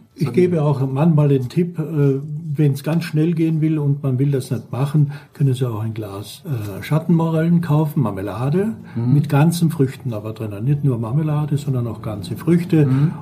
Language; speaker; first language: German; native; German